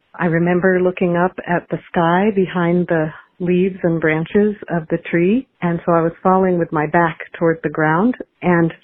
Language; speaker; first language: English; native; English